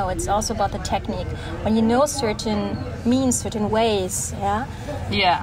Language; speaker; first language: English; non-native, fluent; German